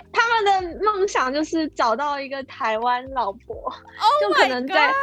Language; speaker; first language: Chinese; native; Chinese